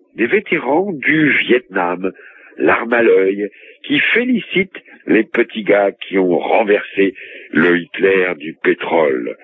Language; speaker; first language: French; native; French